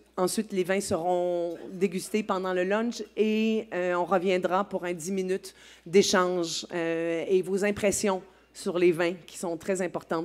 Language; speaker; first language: French; native; French